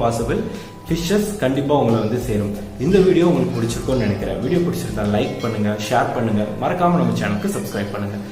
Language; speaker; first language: Tamil; native; Tamil